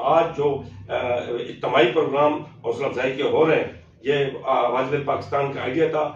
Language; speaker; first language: Urdu; non-native, local second language; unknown